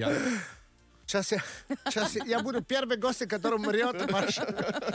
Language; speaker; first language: Russian; non-native, learner; Italian